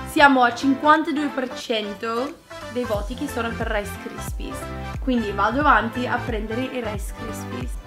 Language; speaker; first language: Italian; early bilingual, heritage; English